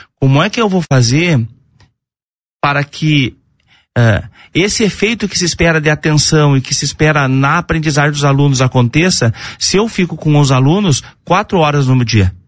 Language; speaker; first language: Portuguese; native; Portuguese